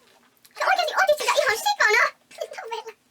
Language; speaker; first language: Finnish; native; Finnish